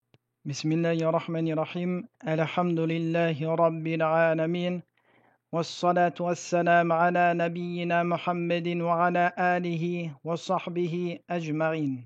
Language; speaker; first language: Arabic; non-native, fluent; French